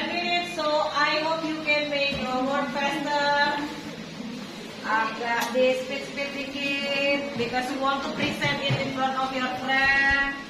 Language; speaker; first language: English; non-native, fluent; Indonesian